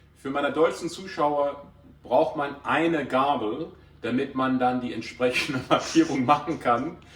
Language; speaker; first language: German; non-native, fluent; English